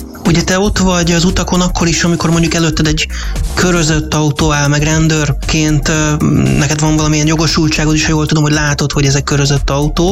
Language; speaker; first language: Hungarian; native; Hungarian